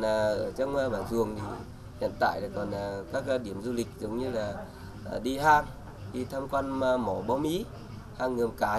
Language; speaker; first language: Vietnamese; non-native, local second language; Tày